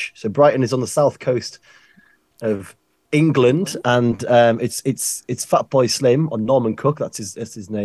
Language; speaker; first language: English; native; English